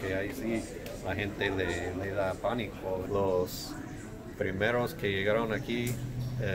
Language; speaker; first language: Spanish; non-native, learner; English